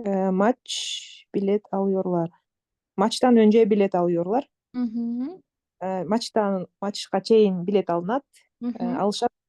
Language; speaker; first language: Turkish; non-native, learner; Kyrgyz